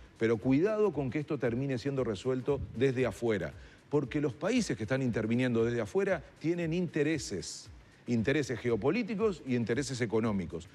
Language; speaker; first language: Spanish; native; Spanish